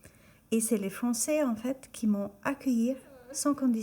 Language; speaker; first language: French; non-native, fluent; Albanian